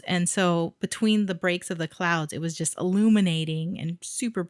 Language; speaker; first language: English; native; English